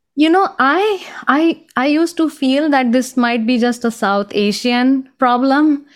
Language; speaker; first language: English; non-native, local second language; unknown